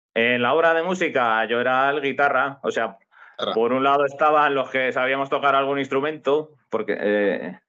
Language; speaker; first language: Spanish; native; Spanish